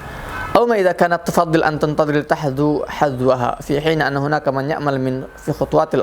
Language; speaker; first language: Arabic; non-native, fluent; Indonesian